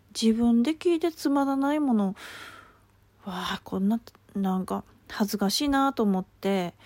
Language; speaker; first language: Japanese; native; Japanese